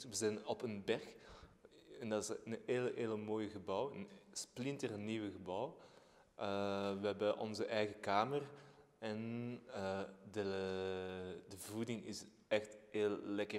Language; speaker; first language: Dutch; non-native, local second language; French